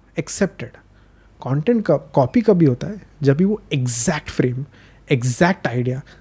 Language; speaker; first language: Hindi; non-native, local second language; Marathi